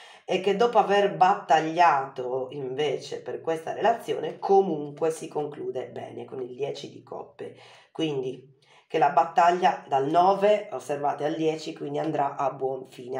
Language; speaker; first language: Italian; native; Italian